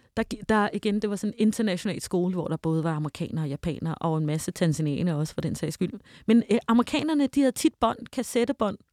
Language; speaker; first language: Danish; early bilingual, heritage; Danish